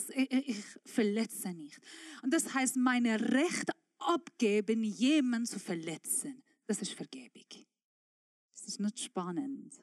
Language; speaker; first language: German; non-native, fluent; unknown